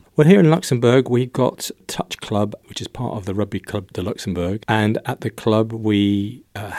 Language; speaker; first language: English; native; English